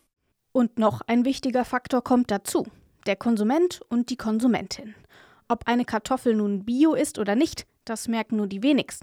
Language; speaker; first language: German; native; German